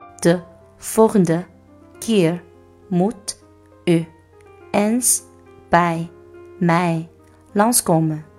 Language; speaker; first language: Dutch; non-native, learner; Chinese